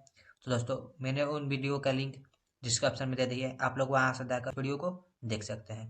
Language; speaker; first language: Hindi; native; Hindi